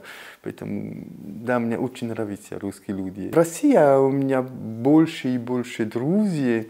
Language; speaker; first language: Russian; non-native, fluent; French